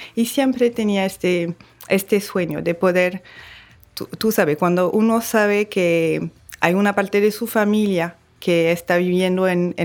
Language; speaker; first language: Spanish; non-native, fluent; French